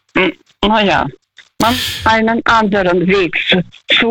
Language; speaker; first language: German; non-native, fluent; Russian